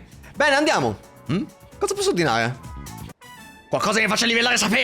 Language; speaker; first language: Italian; native; Italian